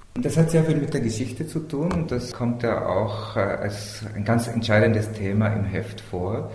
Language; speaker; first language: German; native; German